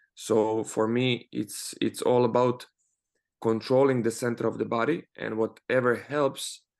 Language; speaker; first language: English; non-native, fluent; Croatian